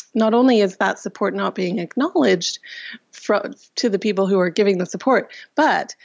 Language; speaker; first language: English; non-native, fluent; Russian